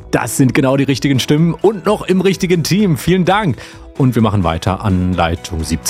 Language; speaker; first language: German; native; German